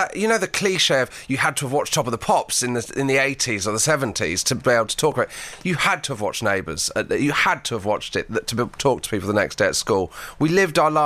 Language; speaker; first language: English; native; English